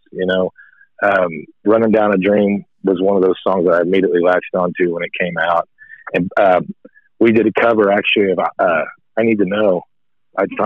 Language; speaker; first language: English; native; English